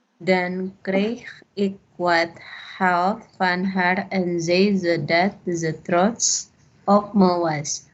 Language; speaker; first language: Dutch; non-native, learner; Indonesian